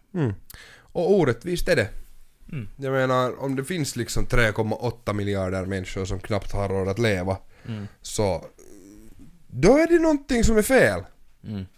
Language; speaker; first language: Swedish; native; Swedish